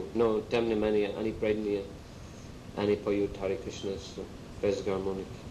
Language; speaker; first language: Russian; non-native, learner; English